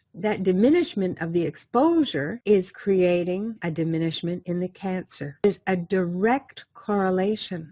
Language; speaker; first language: English; native; English